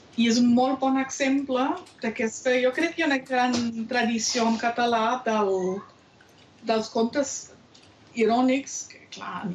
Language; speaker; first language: Catalan; non-native, fluent; German